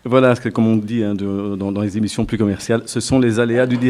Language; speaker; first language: French; native; French